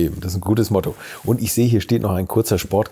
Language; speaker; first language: German; native; German